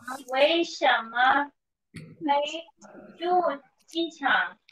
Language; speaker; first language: Chinese; non-native, learner; Urdu